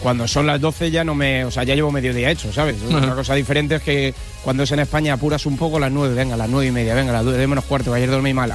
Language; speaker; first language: Spanish; native; Spanish